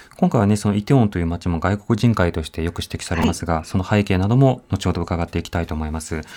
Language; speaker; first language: Japanese; native; Japanese